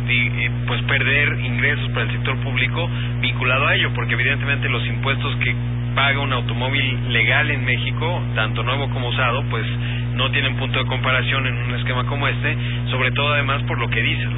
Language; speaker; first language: Spanish; native; Spanish